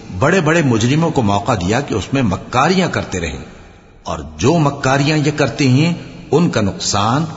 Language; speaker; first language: Urdu; native; Urdu